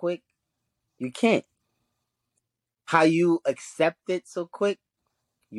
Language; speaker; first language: English; early bilingual, other home language; Haitian Creole